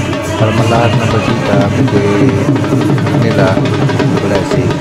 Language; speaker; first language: Filipino; early bilingual, heritage; Filipino